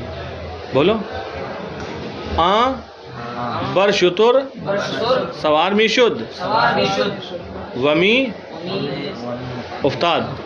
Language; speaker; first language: Persian; non-native, fluent; Urdu